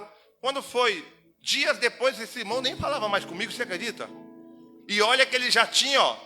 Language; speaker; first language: Portuguese; native; Portuguese